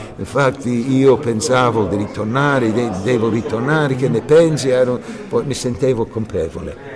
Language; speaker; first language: Italian; early bilingual, heritage; English